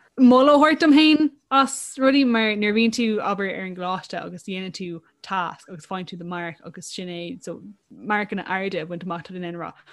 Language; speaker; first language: Irish; non-native, local second language; English